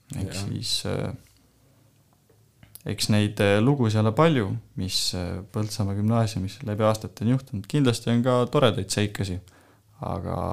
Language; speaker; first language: Estonian; native; Estonian